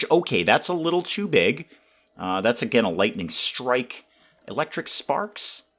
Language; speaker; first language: English; native; English